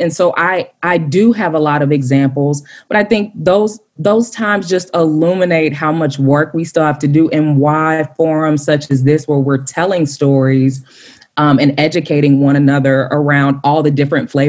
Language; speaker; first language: English; native; English